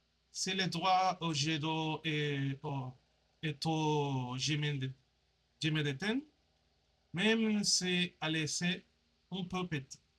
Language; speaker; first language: French; non-native, learner; Spanish